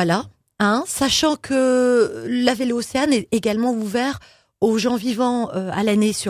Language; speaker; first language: French; native; French